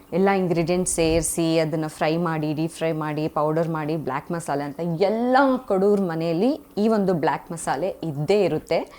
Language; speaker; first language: Kannada; non-native, local second language; Kodava